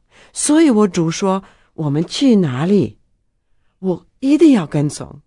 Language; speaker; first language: Chinese; non-native, fluent; Norwegian